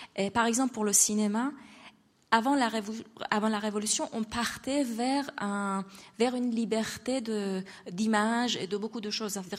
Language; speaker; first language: French; non-native, fluent; Persian